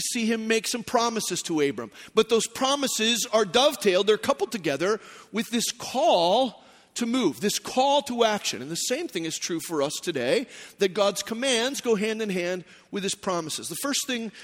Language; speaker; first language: English; native; English